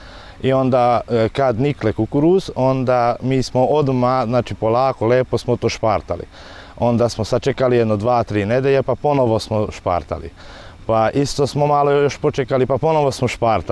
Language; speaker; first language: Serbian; non-native, local second language; Hungarian